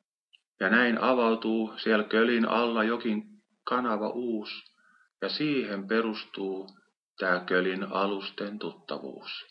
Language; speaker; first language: Finnish; native; Finnish